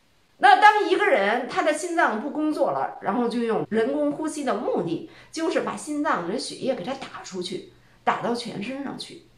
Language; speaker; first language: Chinese; native; Chinese